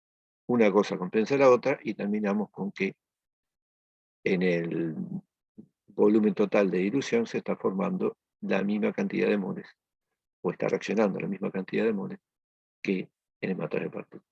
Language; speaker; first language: Spanish; native; Spanish